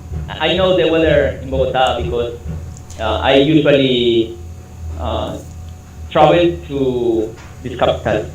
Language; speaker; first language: English; non-native, learner; Spanish